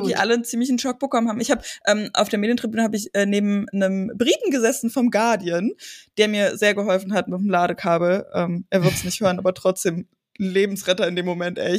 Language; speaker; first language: German; native; German